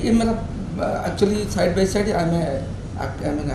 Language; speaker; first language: Hindi; non-native, local second language; Odia